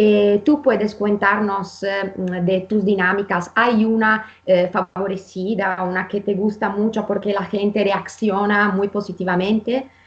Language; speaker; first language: Spanish; non-native, fluent; Italian